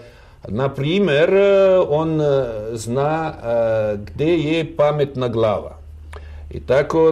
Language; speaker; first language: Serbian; non-native, learner; Russian